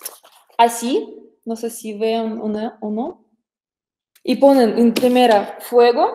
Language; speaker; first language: Spanish; non-native, fluent; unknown